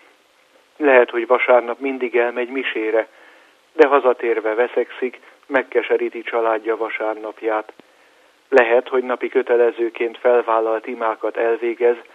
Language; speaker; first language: Hungarian; native; Hungarian